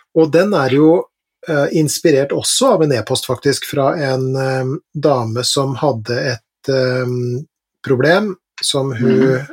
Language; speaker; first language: Norwegian; native; Norwegian